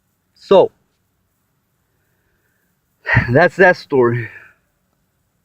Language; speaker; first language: English; native; English